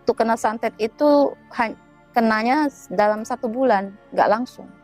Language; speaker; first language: Indonesian; native; Indonesian